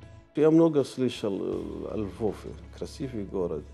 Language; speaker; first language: Russian; non-native, learner; Arabic